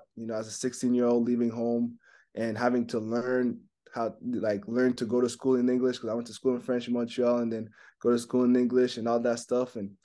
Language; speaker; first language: English; non-native, fluent; French